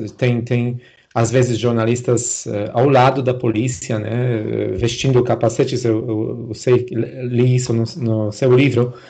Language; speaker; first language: Portuguese; non-native, fluent; Polish